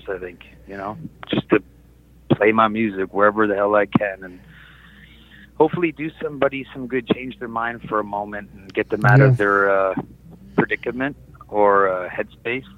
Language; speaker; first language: English; native; English